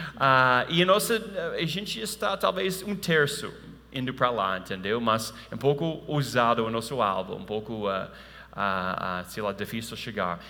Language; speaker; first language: Portuguese; non-native, fluent; English